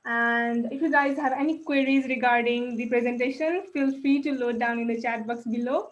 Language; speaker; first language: English; non-native, local second language; Nepali